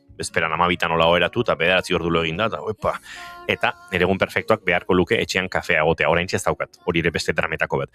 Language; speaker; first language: Basque; native; Basque